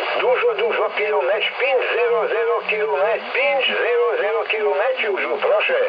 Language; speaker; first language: Polish; non-native, learner; French